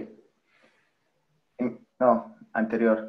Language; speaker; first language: Spanish; native; Spanish